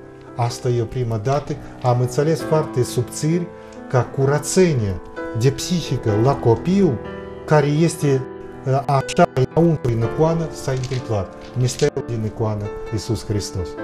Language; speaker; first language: Romanian; non-native, fluent; Russian